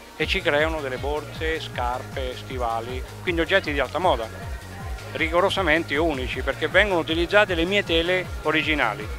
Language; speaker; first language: Italian; native; Italian